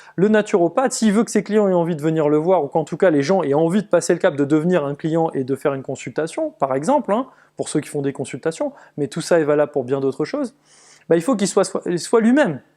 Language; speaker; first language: French; native; French